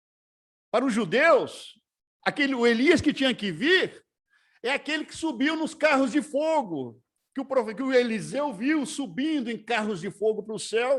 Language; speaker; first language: Portuguese; non-native, fluent; Spanish